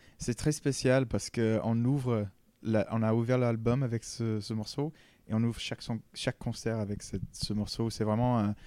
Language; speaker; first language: French; non-native, fluent; English